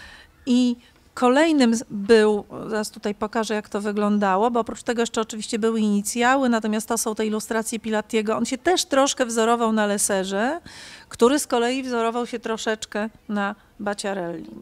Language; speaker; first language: Polish; native; Polish